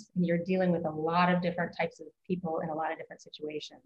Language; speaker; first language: English; native; English